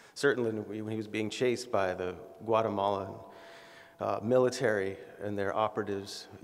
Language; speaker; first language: English; native; English